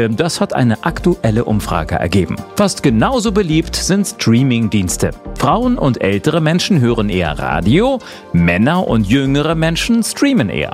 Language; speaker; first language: German; native; German